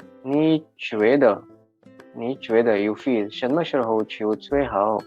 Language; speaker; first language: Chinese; non-native, fluent; Hindi